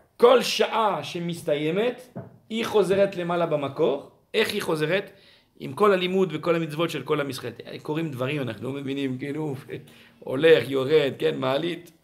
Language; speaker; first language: Hebrew; non-native, fluent; French